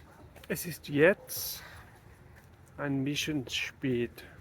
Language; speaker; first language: German; non-native, learner; English